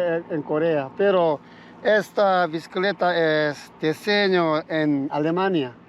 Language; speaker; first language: Spanish; non-native, learner; Korean